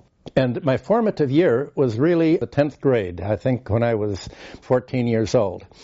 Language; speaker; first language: English; native; English